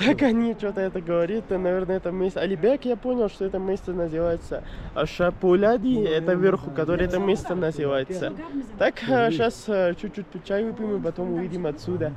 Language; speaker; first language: Russian; non-native, learner; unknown